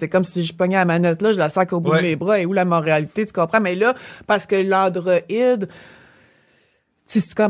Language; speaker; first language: French; native; French